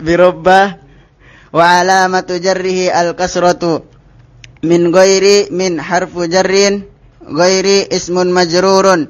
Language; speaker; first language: Arabic; non-native, learner; Indonesian